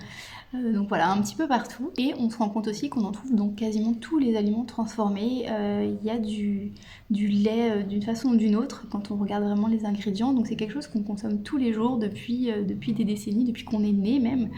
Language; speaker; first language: French; native; French